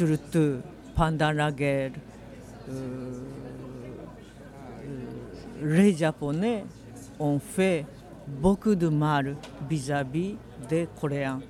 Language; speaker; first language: French; non-native, fluent; Japanese